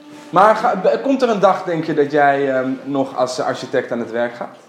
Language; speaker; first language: Dutch; native; Dutch